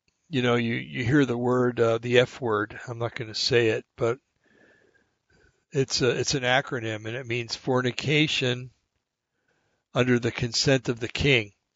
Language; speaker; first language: English; native; English